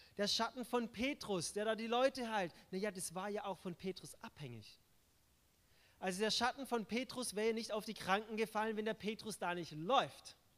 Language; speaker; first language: German; native; German